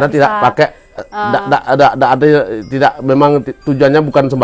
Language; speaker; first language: Indonesian; native; Indonesian